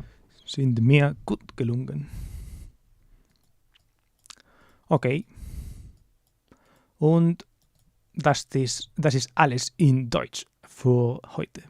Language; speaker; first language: German; non-native, learner; English